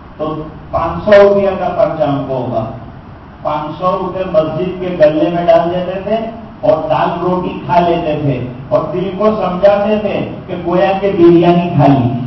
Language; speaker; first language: Urdu; non-native, local second language; Gujarati